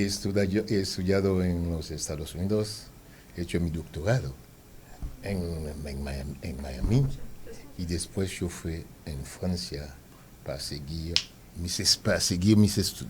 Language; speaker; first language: Spanish; non-native, fluent; Haitian Creole